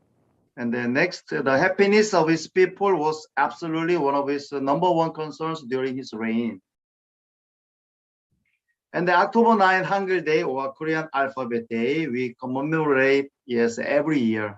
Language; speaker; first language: English; non-native, fluent; Korean